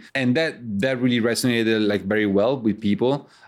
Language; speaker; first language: English; non-native, fluent; Italian